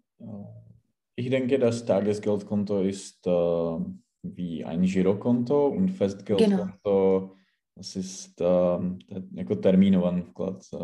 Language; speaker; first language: German; non-native, learner; Czech